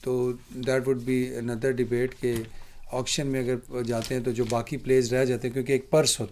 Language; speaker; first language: Urdu; native; Urdu